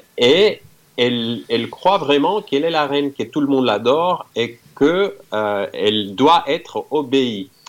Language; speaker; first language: French; non-native, fluent; Greek